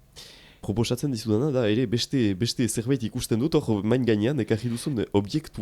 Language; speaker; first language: Basque; native; Basque